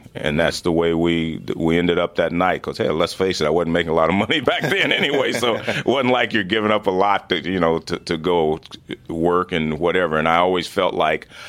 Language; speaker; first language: English; native; English